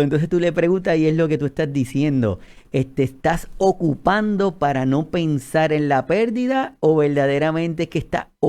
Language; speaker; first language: Spanish; native; Spanish